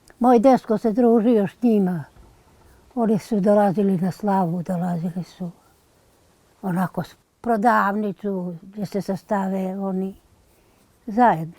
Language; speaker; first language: Bosnian; native; Bosnian